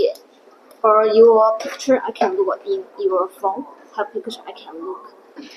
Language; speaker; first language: English; non-native, learner; Chinese